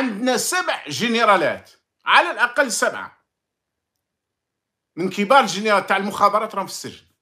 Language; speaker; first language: Arabic; native; Arabic